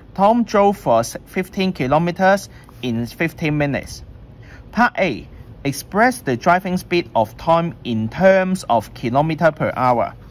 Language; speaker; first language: English; non-native, local second language; Chinese